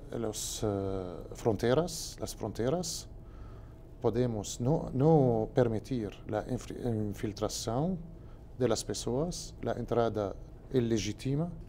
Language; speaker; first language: Portuguese; non-native, learner; Spanish